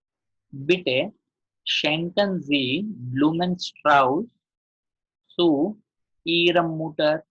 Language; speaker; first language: German; non-native, learner; Gujarati